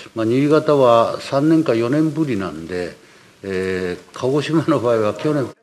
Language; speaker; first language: Japanese; native; Japanese